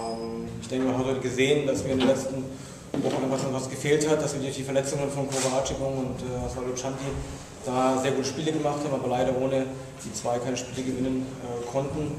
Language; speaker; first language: German; native; German